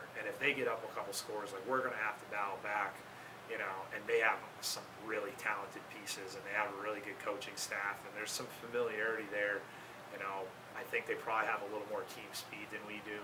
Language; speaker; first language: English; native; English